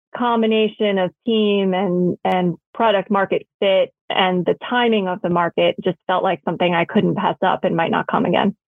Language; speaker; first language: English; native; English